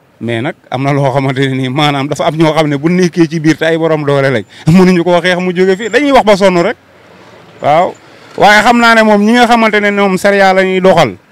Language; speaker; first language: Wolof; native; Wolof